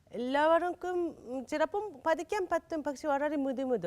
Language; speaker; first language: Malayalam; non-native, learner; Japanese